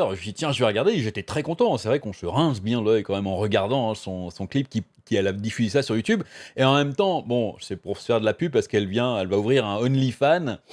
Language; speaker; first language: French; native; French